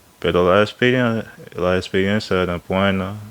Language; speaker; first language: Spanish; non-native, learner; English